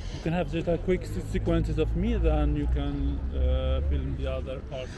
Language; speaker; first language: English; non-native, local second language; Albanian